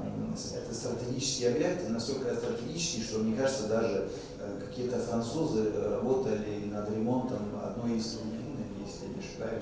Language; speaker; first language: Russian; non-native, fluent; French